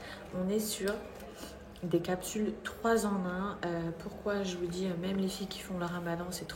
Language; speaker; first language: French; native; French